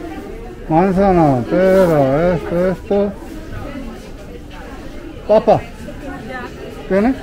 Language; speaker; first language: Spanish; non-native, fluent; Korean